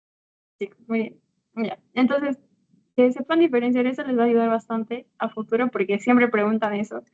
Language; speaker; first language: Spanish; native; Spanish